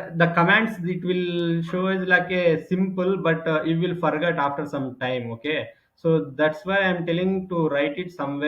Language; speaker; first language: English; non-native, local second language; Telugu